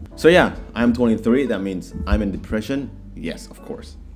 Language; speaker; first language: English; non-native, fluent; Indonesian